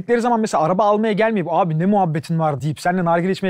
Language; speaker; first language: Turkish; native; Turkish